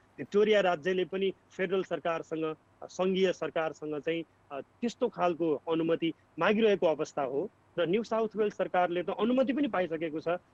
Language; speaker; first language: Nepali; native; Nepali